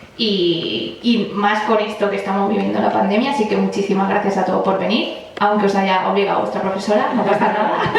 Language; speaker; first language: Spanish; early bilingual, other home language; Chinese